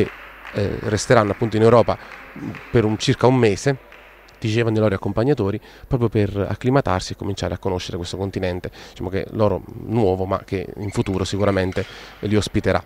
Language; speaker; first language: Italian; native; Italian